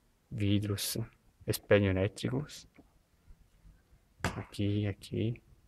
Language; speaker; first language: Portuguese; non-native, learner; Italian